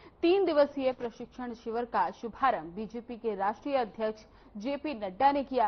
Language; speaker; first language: Hindi; native; Hindi